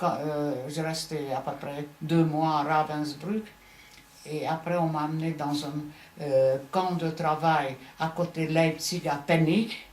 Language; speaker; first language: French; non-native, fluent; Hungarian